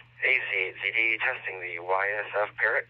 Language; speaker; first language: English; native; English